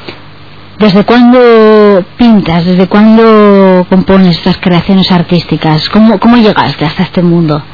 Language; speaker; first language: Spanish; native; Spanish